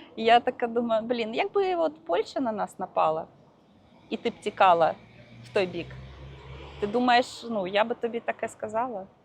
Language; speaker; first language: Ukrainian; non-native, local second language; Russian